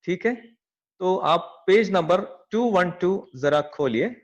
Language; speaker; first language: Hindi; non-native, local second language; Malayalam